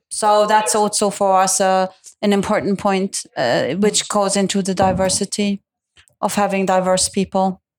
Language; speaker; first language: English; non-native, fluent; Italian